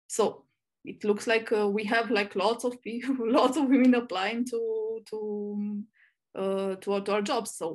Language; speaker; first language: English; non-native, fluent; Romanian